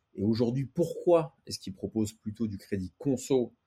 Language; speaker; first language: French; native; French